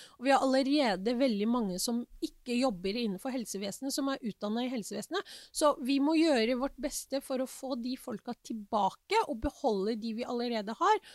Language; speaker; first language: Norwegian; early bilingual, other home language; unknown